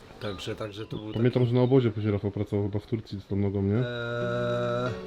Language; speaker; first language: Polish; native; Polish